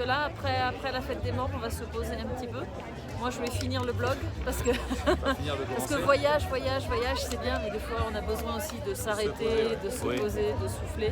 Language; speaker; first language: French; native; French